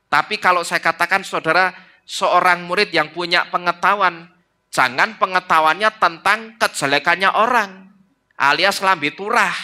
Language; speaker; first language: Indonesian; native; Indonesian